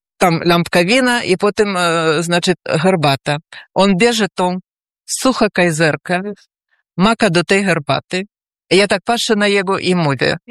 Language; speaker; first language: Polish; early bilingual, heritage; Polish